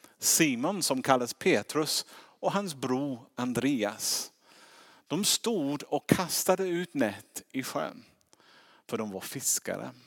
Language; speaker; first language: Swedish; non-native, fluent; English